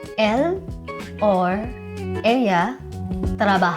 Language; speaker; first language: Spanish; non-native, learner; Filipino